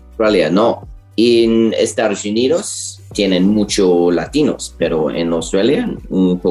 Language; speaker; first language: Spanish; non-native, learner; English